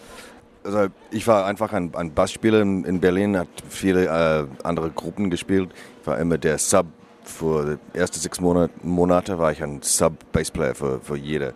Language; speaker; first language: German; non-native, learner; English